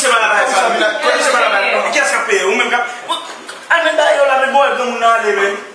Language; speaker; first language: Portuguese; non-native, learner; Haitian Creole